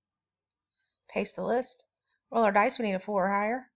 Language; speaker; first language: English; native; English